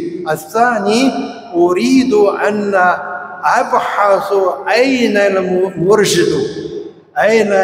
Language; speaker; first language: Arabic; non-native, fluent; Chinese